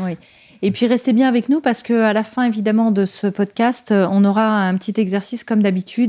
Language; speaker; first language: French; native; French